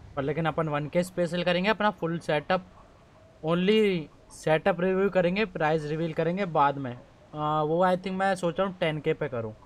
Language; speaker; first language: Hindi; native; Hindi